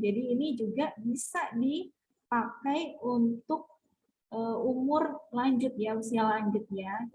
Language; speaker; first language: Indonesian; native; Indonesian